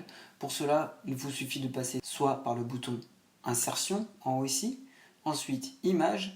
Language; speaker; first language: French; native; French